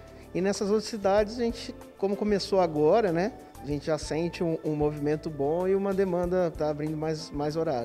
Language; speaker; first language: Portuguese; native; Portuguese